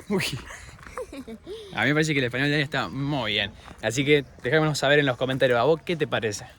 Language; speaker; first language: Spanish; native; Spanish